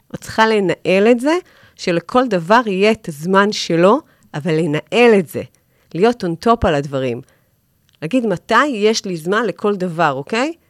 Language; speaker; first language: Hebrew; native; Hebrew